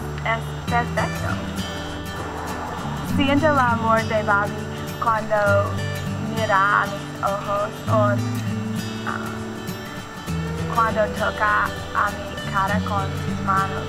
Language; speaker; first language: Spanish; non-native, learner; English